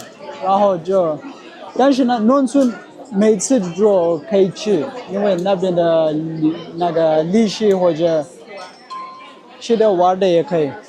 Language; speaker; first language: Chinese; non-native, learner; Amharic